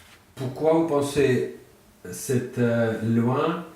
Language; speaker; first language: French; non-native, fluent; Russian